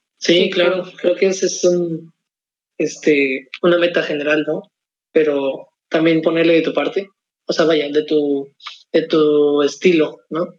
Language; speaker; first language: Spanish; native; Spanish